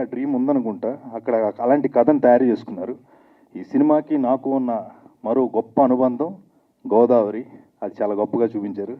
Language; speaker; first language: Telugu; native; Telugu